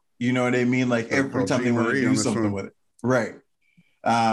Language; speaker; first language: English; native; English